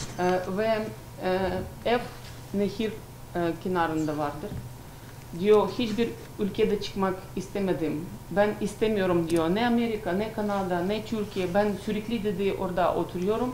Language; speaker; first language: Turkish; non-native, learner; Ukrainian